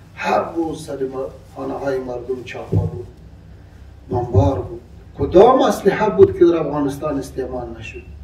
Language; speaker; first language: Persian; non-native, local second language; Pashto